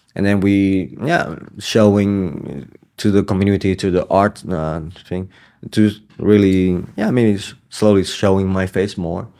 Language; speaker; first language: English; non-native, fluent; Vietnamese